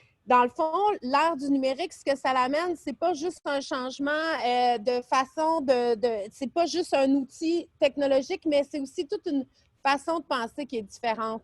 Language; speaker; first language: French; native; French